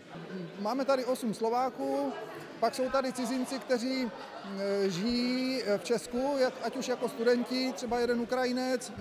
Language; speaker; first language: Czech; native; Czech